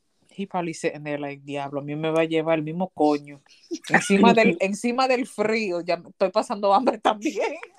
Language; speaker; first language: Spanish; early bilingual, heritage; Spanish